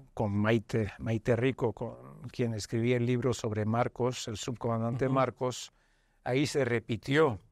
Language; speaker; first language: Spanish; non-native, fluent; Arabic